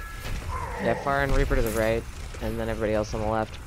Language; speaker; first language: English; native; English